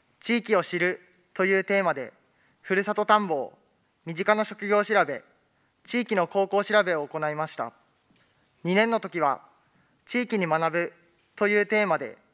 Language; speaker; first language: Japanese; native; Japanese